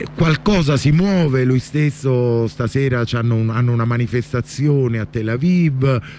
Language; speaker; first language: Italian; native; Italian